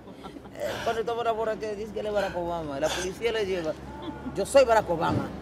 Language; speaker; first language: Spanish; non-native, fluent; Kabuverdianu